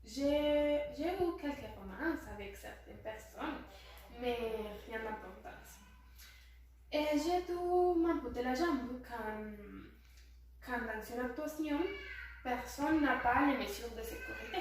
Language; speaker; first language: French; non-native, learner; Spanish